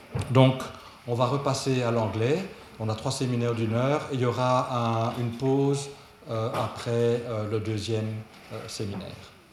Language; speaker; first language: French; native; French